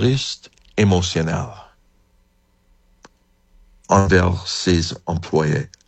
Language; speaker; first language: French; non-native, learner; English